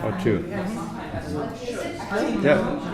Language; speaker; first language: English; non-native, learner; Basque